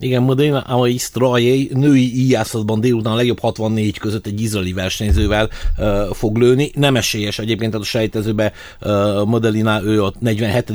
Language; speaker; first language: Hungarian; native; Hungarian